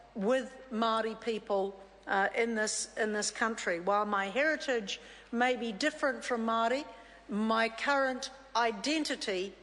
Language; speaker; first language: English; native; English